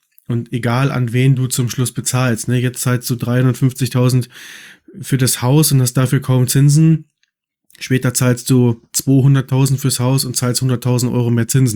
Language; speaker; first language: German; native; German